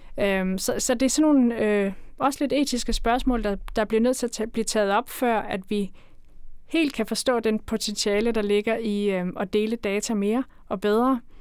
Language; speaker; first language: Danish; native; Danish